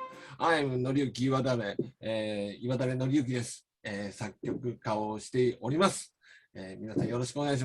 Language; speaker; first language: Japanese; native; Japanese